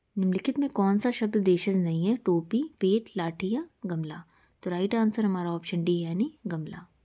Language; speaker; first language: Hindi; native; Hindi